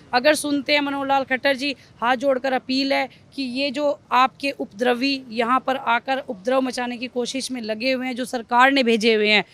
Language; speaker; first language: Hindi; native; Hindi